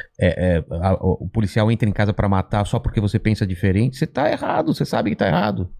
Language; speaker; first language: Portuguese; native; Portuguese